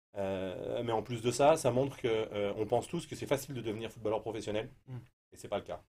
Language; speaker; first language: French; native; French